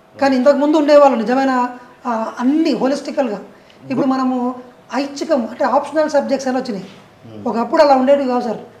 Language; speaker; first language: Telugu; native; Telugu